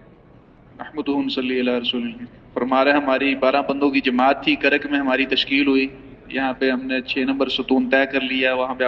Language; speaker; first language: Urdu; non-native, local second language; Pashto